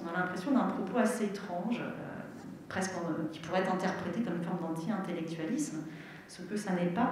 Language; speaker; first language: French; native; French